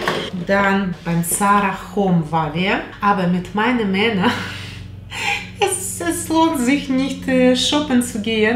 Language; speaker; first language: German; non-native, fluent; Russian